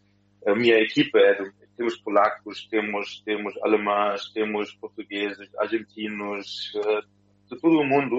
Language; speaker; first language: Portuguese; non-native, fluent; German